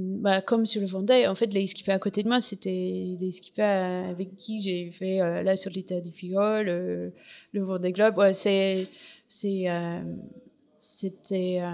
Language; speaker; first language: French; non-native, fluent; English